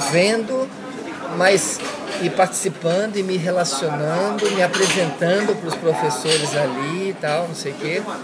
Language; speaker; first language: Portuguese; early bilingual, heritage; Portuguese